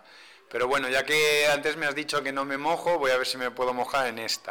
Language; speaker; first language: Spanish; native; Spanish